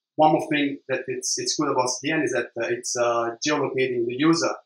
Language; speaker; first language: English; non-native, fluent; Italian